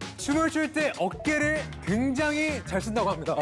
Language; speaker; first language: Korean; native; Korean